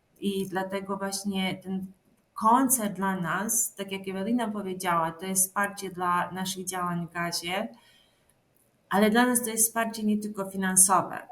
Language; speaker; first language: Polish; non-native, fluent; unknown